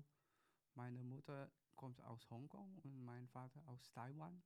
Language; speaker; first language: German; early bilingual, other home language; Chinese